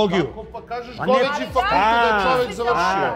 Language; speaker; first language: Serbian; native; Serbian